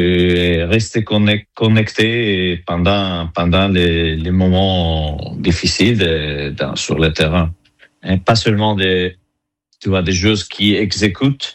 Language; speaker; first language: French; non-native, fluent; Italian